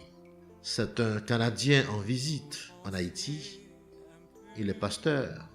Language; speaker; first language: French; non-native, local second language; Haitian Creole